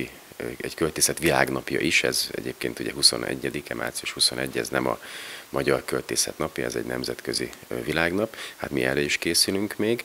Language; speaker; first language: Hungarian; native; Hungarian